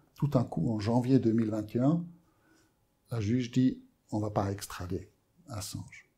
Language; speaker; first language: French; native; French